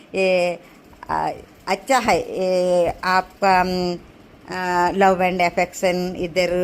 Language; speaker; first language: Hindi; non-native, local second language; Telugu